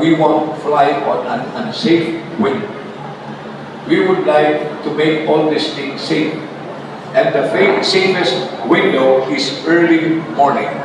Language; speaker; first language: English; non-native, local second language; Bikol